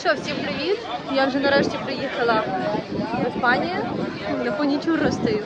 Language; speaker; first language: Ukrainian; non-native, local second language; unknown